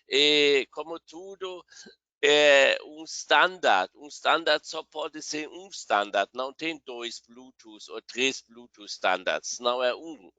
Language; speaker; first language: Portuguese; non-native, fluent; German